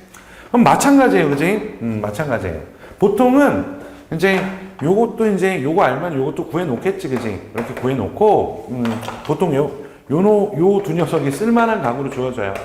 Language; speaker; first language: Korean; native; Korean